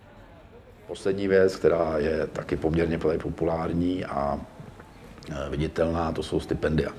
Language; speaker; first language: Czech; native; Czech